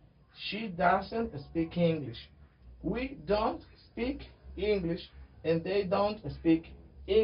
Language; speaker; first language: English; non-native, fluent; Spanish